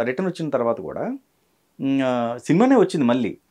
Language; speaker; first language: Telugu; native; Telugu